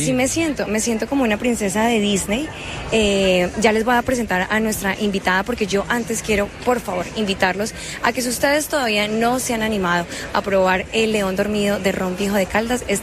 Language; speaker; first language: Spanish; native; Spanish